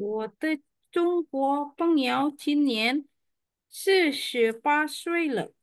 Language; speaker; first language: Chinese; non-native, learner; Indonesian